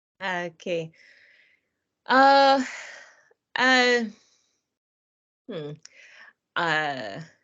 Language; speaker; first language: Arabic; non-native, learner; English